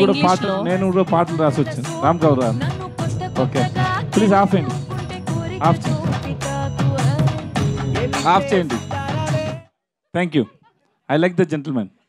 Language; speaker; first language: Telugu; non-native, learner; Tamil